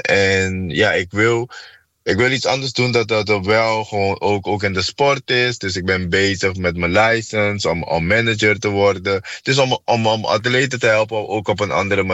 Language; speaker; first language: Dutch; non-native, fluent; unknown